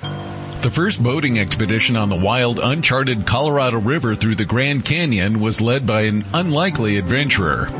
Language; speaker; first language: English; native; English